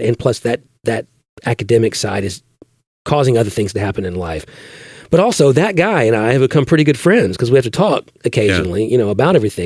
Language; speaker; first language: English; native; English